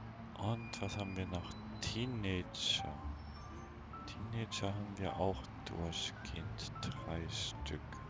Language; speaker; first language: German; native; German